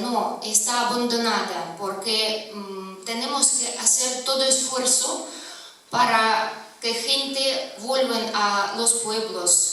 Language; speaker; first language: Spanish; non-native, fluent; Russian